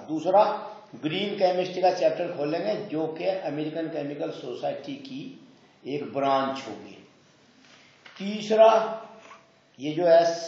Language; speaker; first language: Hindi; native; Hindi